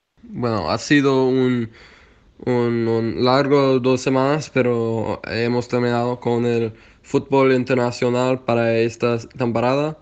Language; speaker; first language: Spanish; non-native, fluent; English